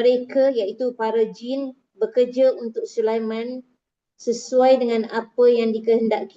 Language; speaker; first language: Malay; non-native, fluent; Arabic